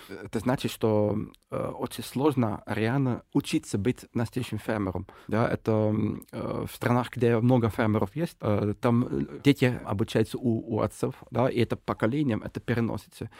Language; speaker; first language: Russian; non-native, fluent; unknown